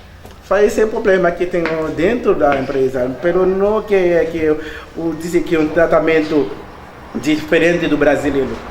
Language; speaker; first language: Portuguese; non-native, learner; Haitian Creole